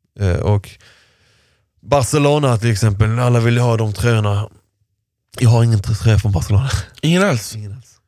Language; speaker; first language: Swedish; early bilingual, other home language; Persian